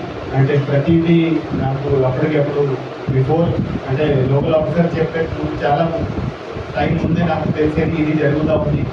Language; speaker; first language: Telugu; native; Telugu